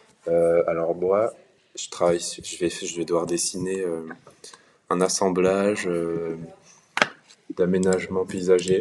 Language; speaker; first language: French; native; French